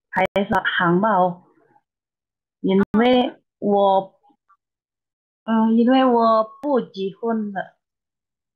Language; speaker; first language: Chinese; non-native, learner; Indonesian